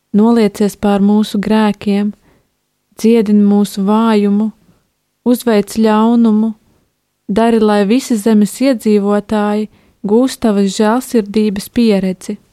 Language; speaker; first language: Latvian; native; Latvian